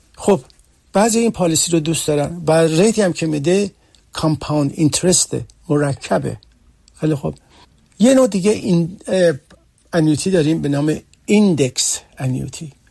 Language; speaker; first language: Persian; early bilingual, heritage; Persian